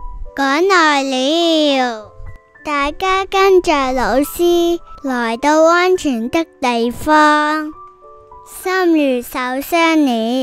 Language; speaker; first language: Chinese; non-native, local second language; Cantonese